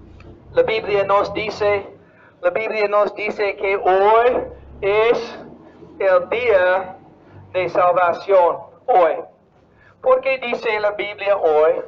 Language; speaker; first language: Spanish; non-native, fluent; English